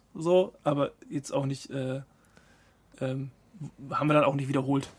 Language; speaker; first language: German; native; German